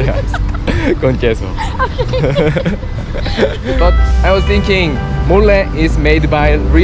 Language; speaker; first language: English; non-native, learner; Korean